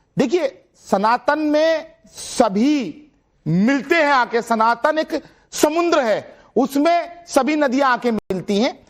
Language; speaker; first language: Hindi; native; Hindi